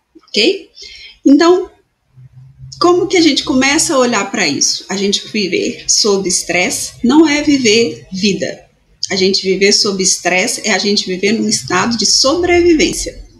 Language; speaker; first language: Portuguese; native; Portuguese